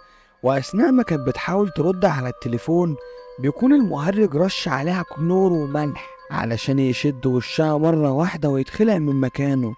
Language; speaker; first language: Arabic; native; Arabic